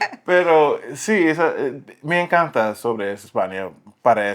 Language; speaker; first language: Spanish; non-native, learner; English